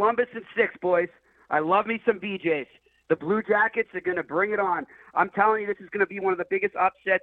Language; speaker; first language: English; native; English